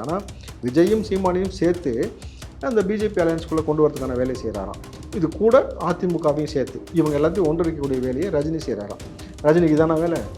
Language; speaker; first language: Tamil; native; Tamil